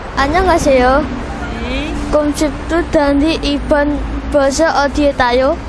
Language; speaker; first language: Korean; non-native, learner; Indonesian